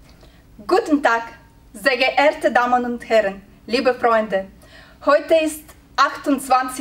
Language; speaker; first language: German; non-native, fluent; Russian